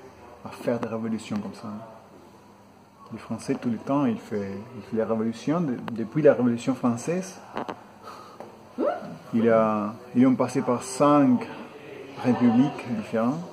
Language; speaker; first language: French; non-native, fluent; Spanish